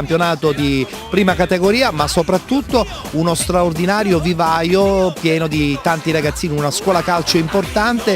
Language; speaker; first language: Italian; native; Italian